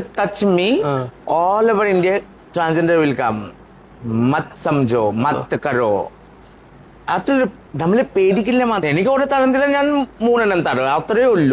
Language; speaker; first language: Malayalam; non-native, learner; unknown